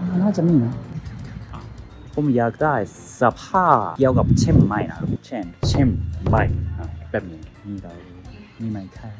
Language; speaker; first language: Thai; non-native, learner; Japanese